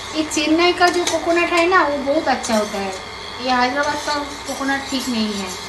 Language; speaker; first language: Hindi; non-native, local second language; Bangla